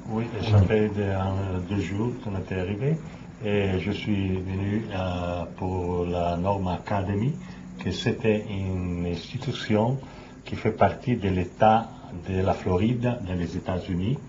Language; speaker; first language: French; non-native, learner; Italian